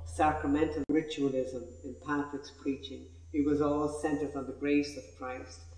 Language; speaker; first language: English; native; English